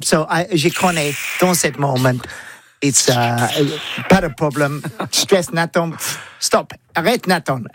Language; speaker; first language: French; non-native, learner; English